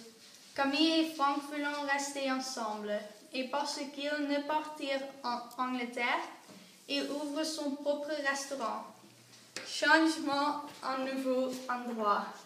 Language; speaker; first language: French; non-native, learner; Dutch